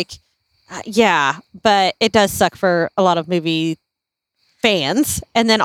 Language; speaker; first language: English; native; English